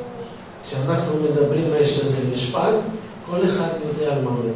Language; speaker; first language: Hebrew; non-native, fluent; Russian